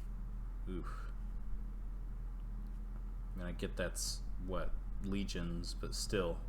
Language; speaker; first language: English; native; English